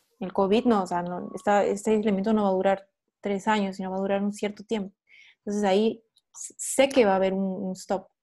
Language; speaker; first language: Spanish; native; Spanish